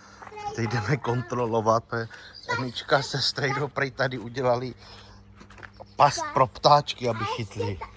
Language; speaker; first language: Czech; native; Czech